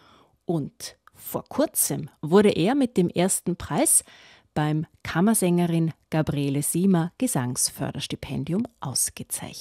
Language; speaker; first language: German; native; German